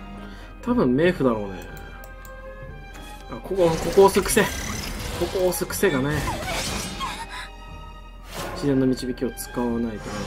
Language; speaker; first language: Japanese; native; Japanese